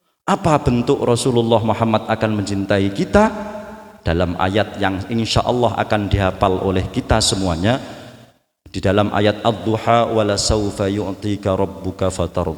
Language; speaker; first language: Indonesian; non-native, local second language; Javanese